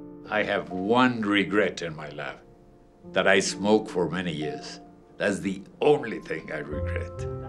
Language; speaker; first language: English; non-native, fluent; Spanish